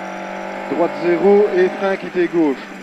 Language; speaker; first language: French; native; French